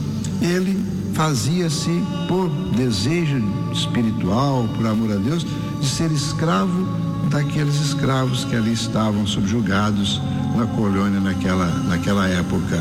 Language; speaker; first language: Portuguese; native; Portuguese